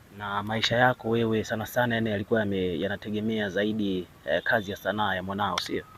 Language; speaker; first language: Swahili; native; Swahili